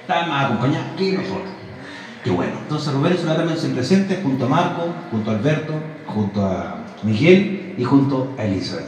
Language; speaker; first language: Spanish; native; Spanish